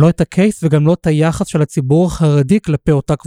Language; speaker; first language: Hebrew; native; Hebrew